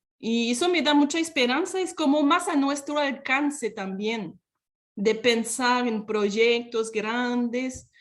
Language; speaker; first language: Spanish; non-native, fluent; French